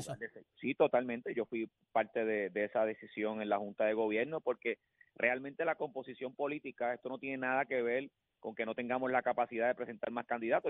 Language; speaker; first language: Spanish; native; Spanish